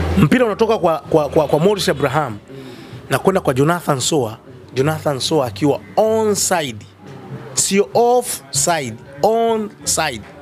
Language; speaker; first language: Swahili; native; Swahili